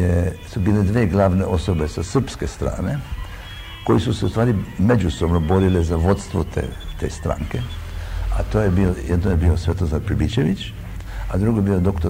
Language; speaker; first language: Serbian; early bilingual, heritage; Croatian